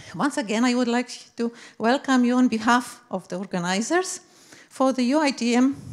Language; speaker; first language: English; non-native, fluent; Polish